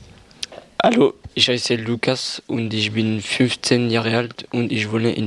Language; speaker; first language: German; non-native, learner; French